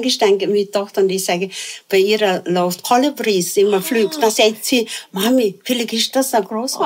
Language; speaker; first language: German; non-native, fluent; Tibetan